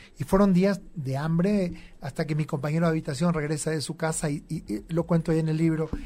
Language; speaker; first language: Spanish; native; Spanish